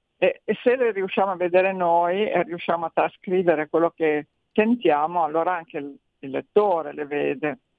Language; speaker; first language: Italian; native; Italian